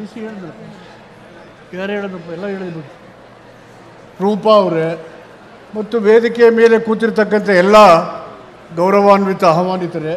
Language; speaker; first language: Kannada; native; Kannada